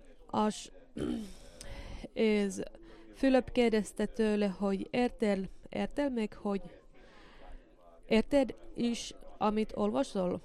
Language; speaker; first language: Hungarian; non-native, learner; Finnish